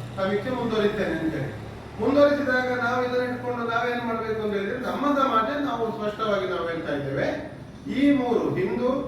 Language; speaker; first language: Kannada; non-native, local second language; Tulu